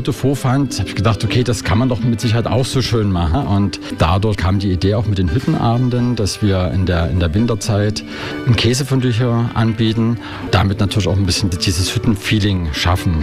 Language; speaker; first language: German; native; German